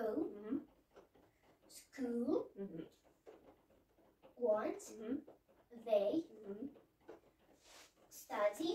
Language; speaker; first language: English; non-native, learner; Russian